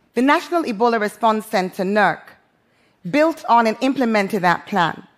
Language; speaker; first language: English; non-native, local second language; Krio